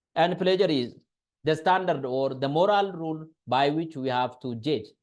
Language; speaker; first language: English; non-native, local second language; Amharic